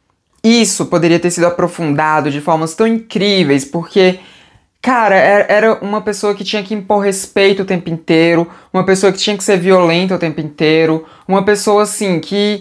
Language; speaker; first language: Portuguese; native; Portuguese